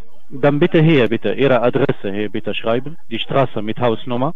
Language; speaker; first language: German; non-native, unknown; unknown